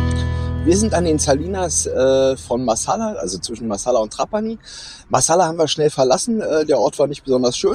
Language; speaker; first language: German; native; German